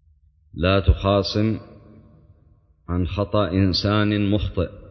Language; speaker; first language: Arabic; native; Arabic